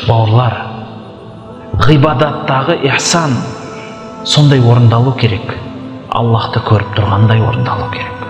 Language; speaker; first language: Kazakh; native; Kazakh